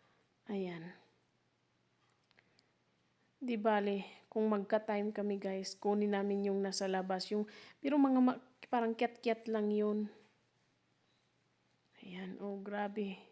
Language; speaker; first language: Filipino; native; Filipino